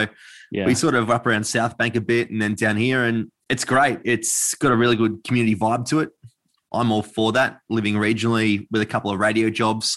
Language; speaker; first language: English; native; English